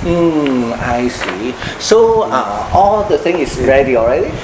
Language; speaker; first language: English; non-native, local second language; Cantonese